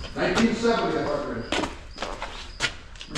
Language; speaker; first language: English; native; English